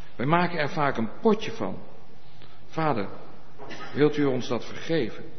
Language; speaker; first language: Dutch; native; Dutch